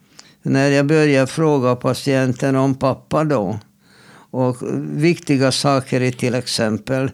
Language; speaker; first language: Swedish; non-native, fluent; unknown